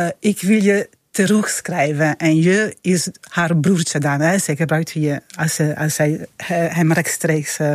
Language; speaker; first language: Dutch; non-native, fluent; Italian